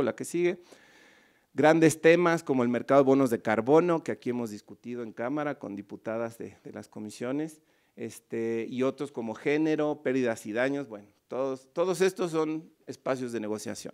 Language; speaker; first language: Spanish; native; Spanish